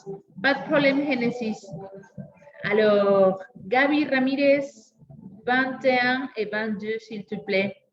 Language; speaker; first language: French; non-native, fluent; Spanish